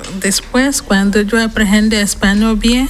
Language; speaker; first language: Spanish; non-native, learner; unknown